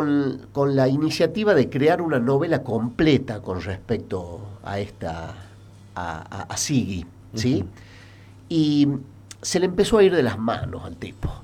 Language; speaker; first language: Spanish; native; Spanish